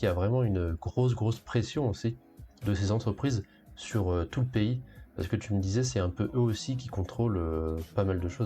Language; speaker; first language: French; native; French